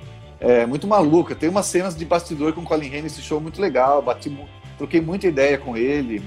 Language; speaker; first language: Portuguese; native; Portuguese